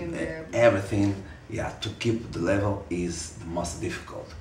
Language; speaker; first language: English; non-native, fluent; Portuguese